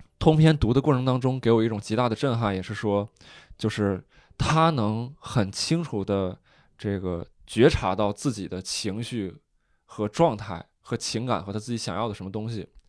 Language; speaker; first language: Chinese; native; Chinese